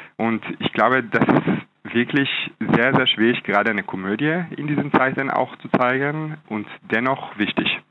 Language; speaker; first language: German; non-native, fluent; Hebrew